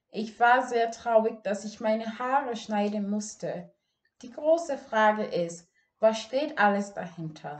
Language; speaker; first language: German; non-native, fluent; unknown